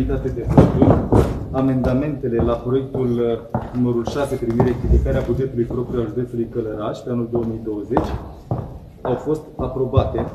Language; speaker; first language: Romanian; native; Romanian